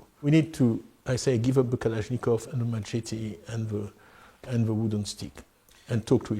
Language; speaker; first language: English; non-native, fluent; French